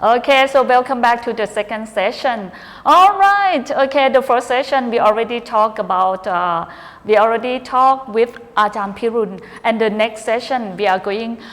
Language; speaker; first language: English; non-native, fluent; Thai